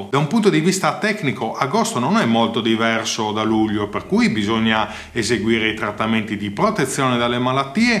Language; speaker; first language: Italian; native; Italian